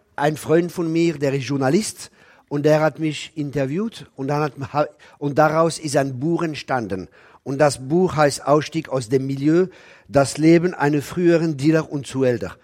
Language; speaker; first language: German; non-native, local second language; French